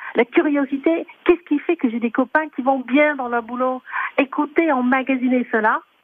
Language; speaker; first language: French; non-native, fluent; English